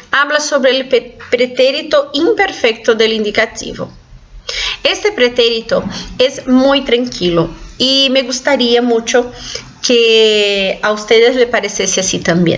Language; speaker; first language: Spanish; non-native, fluent; Portuguese